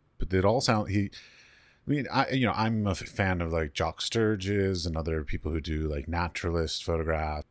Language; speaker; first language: English; native; English